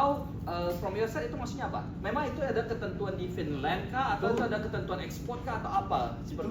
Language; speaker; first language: Indonesian; native; Indonesian